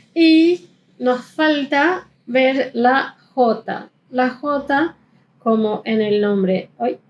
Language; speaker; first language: Spanish; non-native, fluent; German